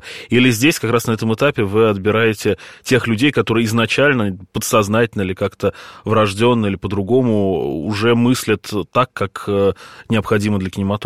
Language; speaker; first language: Russian; native; Russian